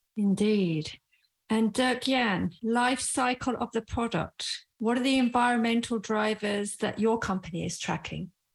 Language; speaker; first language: English; native; English